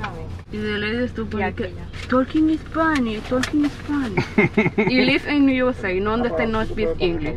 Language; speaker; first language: English; non-native, learner; Spanish